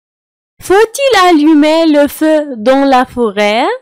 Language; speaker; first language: French; non-native, fluent; Arabic